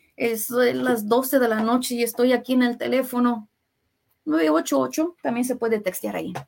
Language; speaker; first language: Spanish; early bilingual, heritage; Spanish